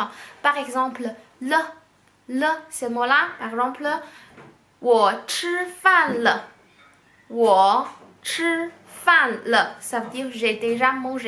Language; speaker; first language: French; non-native, fluent; Chinese